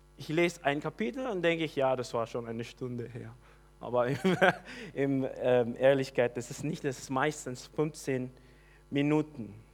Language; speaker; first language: German; non-native, learner; Filipino